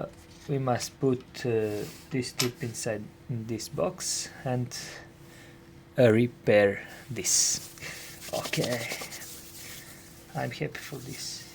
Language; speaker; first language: English; non-native, learner; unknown